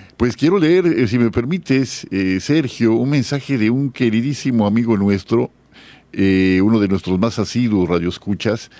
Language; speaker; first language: Spanish; native; Spanish